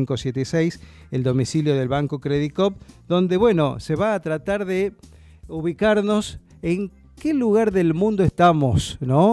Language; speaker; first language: Spanish; native; Spanish